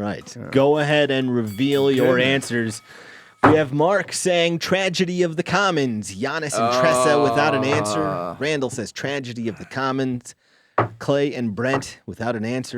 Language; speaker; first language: English; native; English